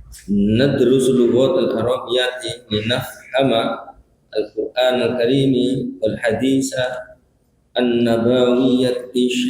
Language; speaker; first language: Arabic; non-native, learner; Javanese